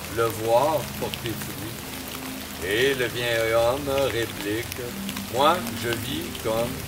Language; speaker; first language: French; native; French